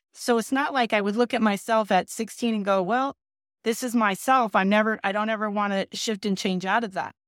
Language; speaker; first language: English; native; English